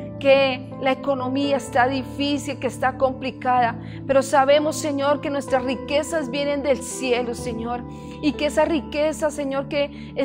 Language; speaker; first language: Spanish; native; Spanish